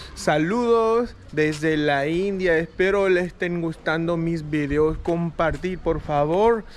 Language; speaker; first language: Spanish; non-native, fluent; Hindi